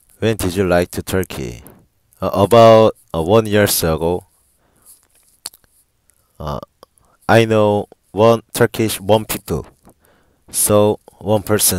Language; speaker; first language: English; non-native, learner; Korean